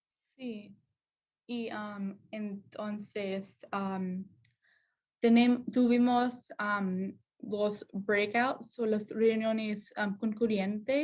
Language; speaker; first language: Spanish; non-native, learner; English